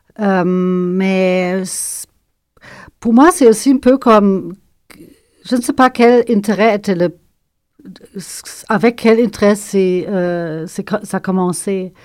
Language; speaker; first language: French; non-native, fluent; German